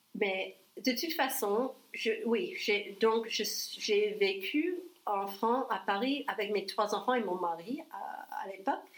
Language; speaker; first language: French; non-native, fluent; English